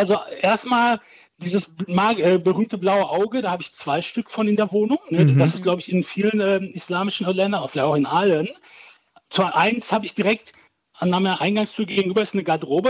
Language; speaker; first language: German; early bilingual, other home language; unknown